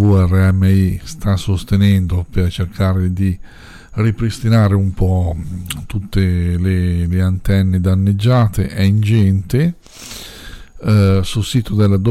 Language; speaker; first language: Italian; native; Italian